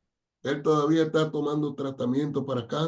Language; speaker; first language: Spanish; non-native, fluent; English